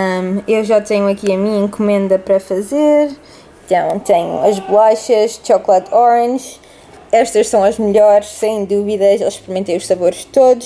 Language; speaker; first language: Portuguese; early bilingual, heritage; Portuguese